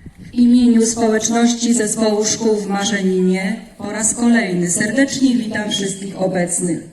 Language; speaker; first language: Polish; native; Polish